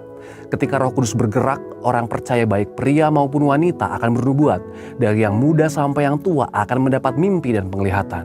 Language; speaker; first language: Indonesian; native; Indonesian